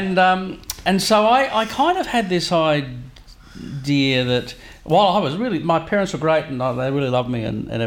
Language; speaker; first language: English; native; English